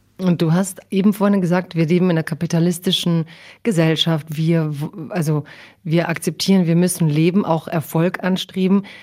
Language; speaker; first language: German; early bilingual, other home language; Croatian